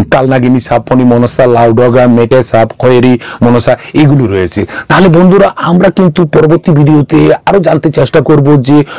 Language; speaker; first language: Bangla; non-native, local second language; Kok Borok